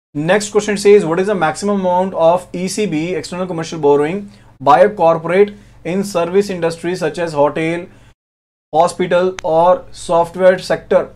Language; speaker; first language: Hindi; native; Hindi